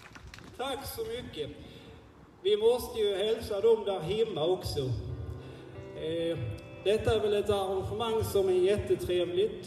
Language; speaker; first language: Swedish; native; Swedish